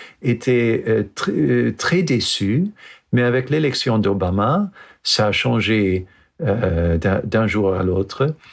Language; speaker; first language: French; non-native, fluent; English